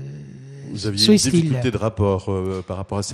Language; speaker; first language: French; native; French